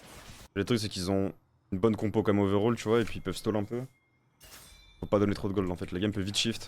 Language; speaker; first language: French; native; French